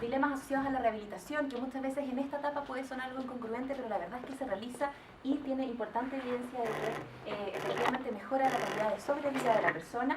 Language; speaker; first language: Spanish; native; Spanish